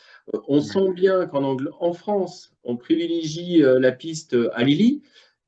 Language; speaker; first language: French; native; French